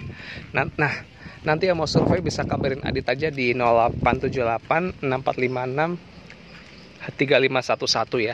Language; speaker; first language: Indonesian; native; Indonesian